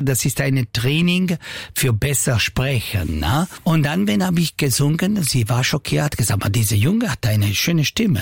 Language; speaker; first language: German; non-native, local second language; Italian